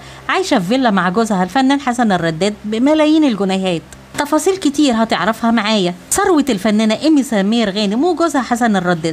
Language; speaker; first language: Arabic; native; Arabic